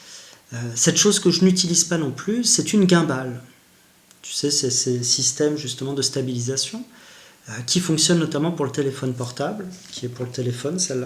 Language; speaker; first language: French; native; French